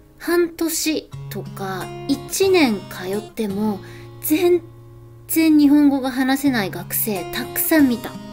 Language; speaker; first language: Japanese; native; Japanese